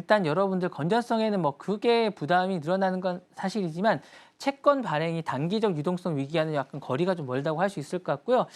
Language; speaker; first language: Korean; native; Korean